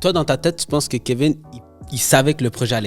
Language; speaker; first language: French; native; French